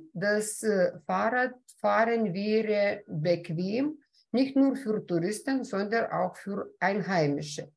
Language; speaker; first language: German; non-native, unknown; Lithuanian